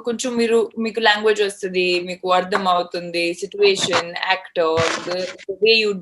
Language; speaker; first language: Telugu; non-native, fluent; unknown